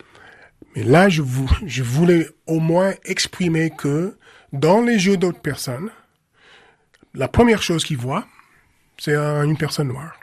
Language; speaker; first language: French; non-native, fluent; English